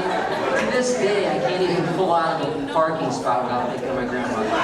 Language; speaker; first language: English; native; English